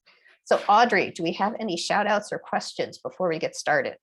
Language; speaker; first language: English; native; English